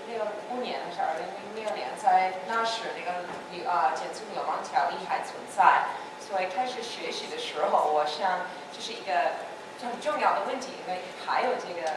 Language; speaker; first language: Chinese; non-native, fluent; English